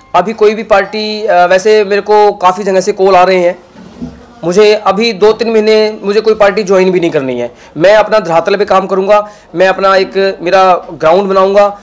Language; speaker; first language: Hindi; native; Hindi